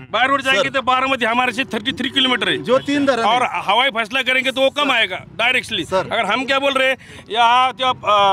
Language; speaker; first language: Hindi; non-native, local second language; Marathi